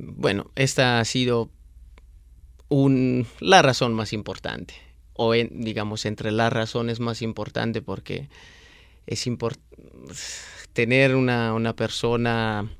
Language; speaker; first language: Spanish; non-native, fluent; Italian